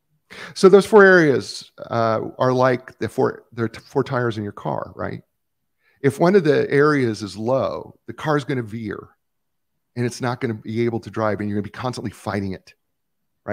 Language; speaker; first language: English; native; English